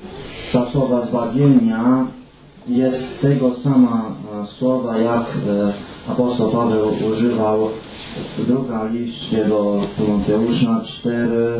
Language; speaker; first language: Polish; non-native, learner; Romanian